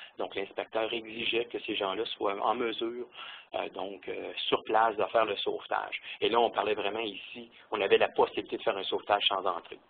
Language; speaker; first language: French; native; French